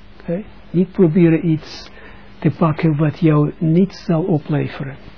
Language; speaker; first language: Dutch; non-native, fluent; Russian